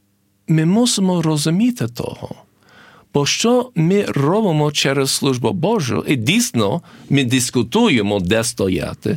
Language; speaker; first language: Ukrainian; early bilingual, heritage; English